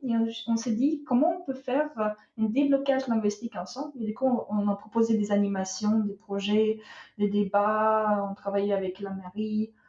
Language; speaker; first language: French; non-native, fluent; Russian